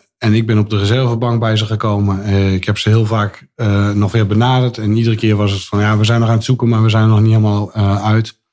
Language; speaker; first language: Dutch; native; Dutch